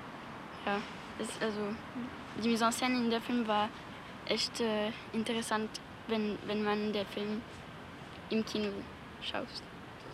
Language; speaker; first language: German; non-native, learner; French